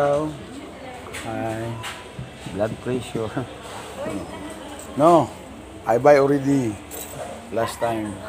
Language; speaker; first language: English; non-native, local second language; Filipino